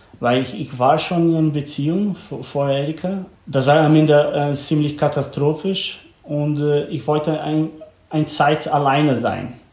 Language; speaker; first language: German; non-native, learner; Portuguese